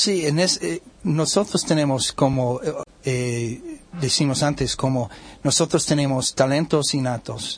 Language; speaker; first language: Spanish; non-native, learner; English